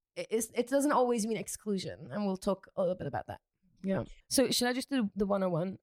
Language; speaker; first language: English; native; English